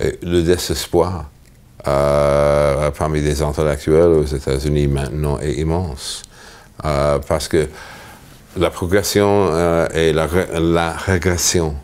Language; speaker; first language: French; non-native, fluent; English